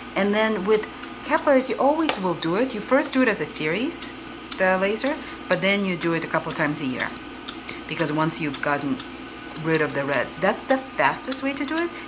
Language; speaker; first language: English; non-native, fluent; Russian